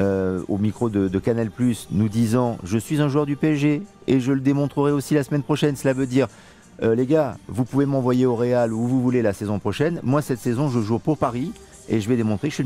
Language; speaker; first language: French; native; French